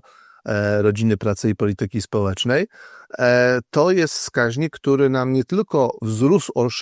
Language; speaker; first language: Polish; native; Polish